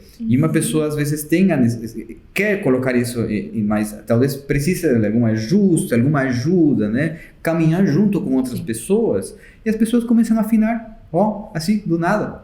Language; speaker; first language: Portuguese; non-native, fluent; Spanish